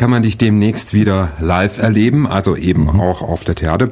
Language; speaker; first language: German; native; German